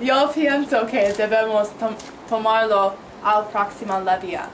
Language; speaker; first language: Spanish; non-native, learner; English